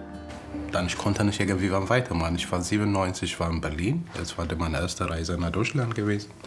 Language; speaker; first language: German; non-native, fluent; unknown